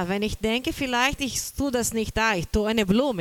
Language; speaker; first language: German; non-native, fluent; Portuguese